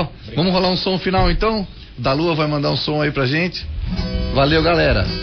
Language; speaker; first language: Portuguese; native; Portuguese